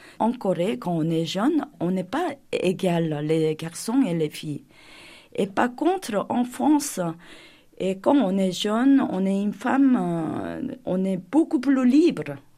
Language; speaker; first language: French; non-native, fluent; Korean